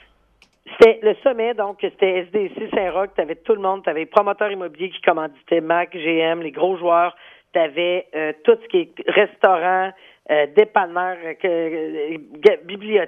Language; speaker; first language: French; native; French